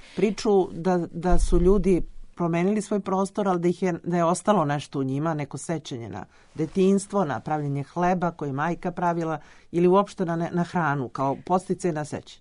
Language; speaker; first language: Serbian; native; Serbian